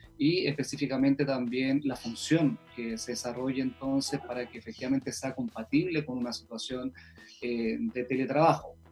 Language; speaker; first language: Spanish; native; Spanish